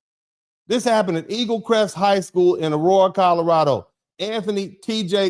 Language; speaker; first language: English; native; English